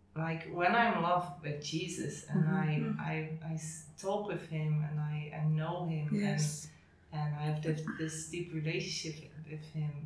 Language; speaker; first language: English; non-native, fluent; Dutch